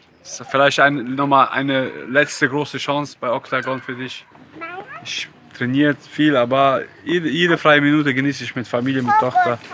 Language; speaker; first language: German; non-native, fluent; Polish